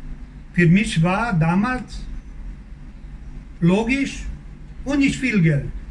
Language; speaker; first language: German; non-native, learner; Croatian